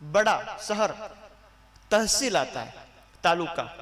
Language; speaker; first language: Hindi; non-native, local second language; Gujarati